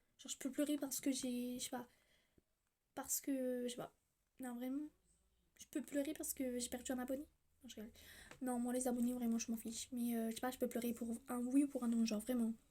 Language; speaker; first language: French; native; French